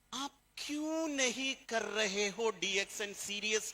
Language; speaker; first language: Hindi; non-native, fluent; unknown